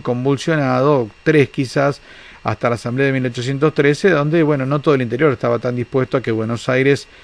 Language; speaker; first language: Spanish; native; Spanish